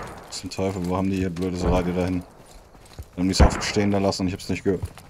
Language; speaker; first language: German; native; German